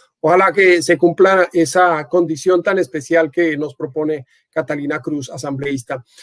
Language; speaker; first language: Spanish; native; Spanish